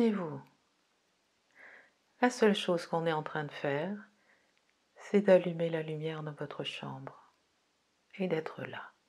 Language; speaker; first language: French; native; French